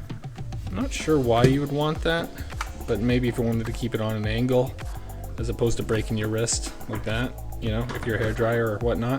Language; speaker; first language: English; native; English